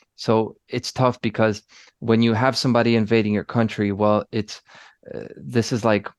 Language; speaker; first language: English; early bilingual, other home language; Polish